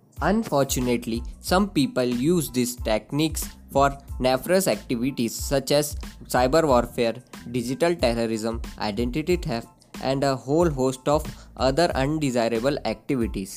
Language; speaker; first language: English; non-native, local second language; Hindi